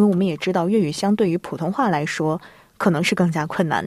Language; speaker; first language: Chinese; native; Chinese